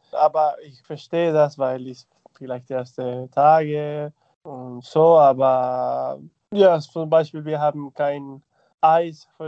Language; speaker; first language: German; non-native, fluent; Spanish